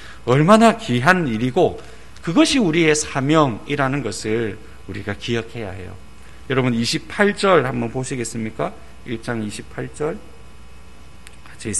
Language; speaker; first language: Korean; native; Korean